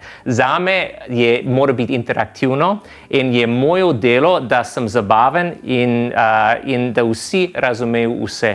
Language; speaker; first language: Slovenian; non-native, fluent; English